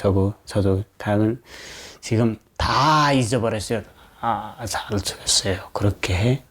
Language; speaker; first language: Korean; non-native, learner; Nepali